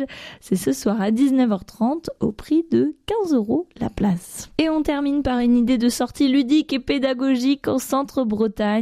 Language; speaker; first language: French; native; French